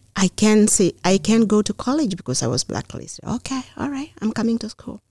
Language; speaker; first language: English; non-native, local second language; Kikuyu